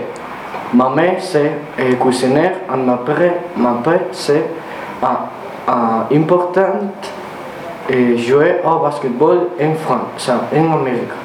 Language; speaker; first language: French; non-native, learner; Spanish